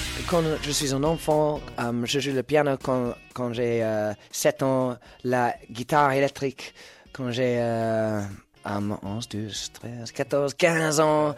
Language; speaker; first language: French; non-native, learner; English